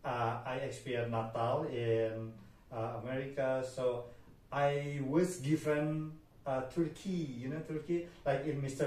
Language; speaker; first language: English; non-native, fluent; Indonesian